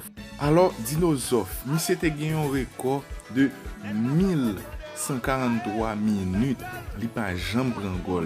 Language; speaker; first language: French; non-native, learner; Haitian Creole